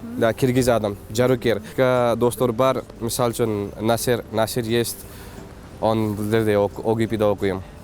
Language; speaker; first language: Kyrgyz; non-native, learner; Kashmiri